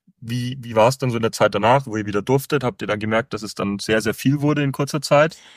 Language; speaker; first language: German; native; German